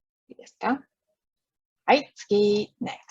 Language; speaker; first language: Japanese; non-native, fluent; Chinese